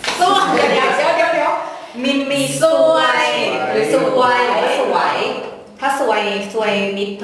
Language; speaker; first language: Thai; native; Thai